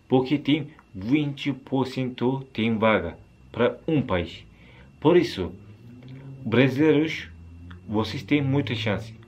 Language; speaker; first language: Portuguese; non-native, learner; Turkish